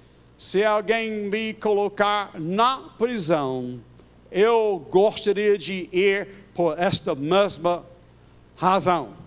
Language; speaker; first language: Portuguese; non-native, fluent; English